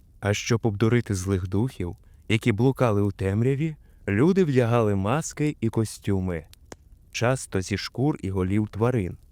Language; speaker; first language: Ukrainian; native; Ukrainian